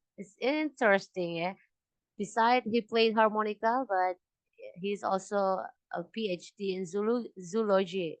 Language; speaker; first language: English; non-native, local second language; Indonesian